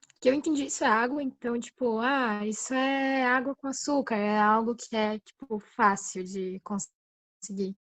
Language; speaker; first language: Portuguese; native; Portuguese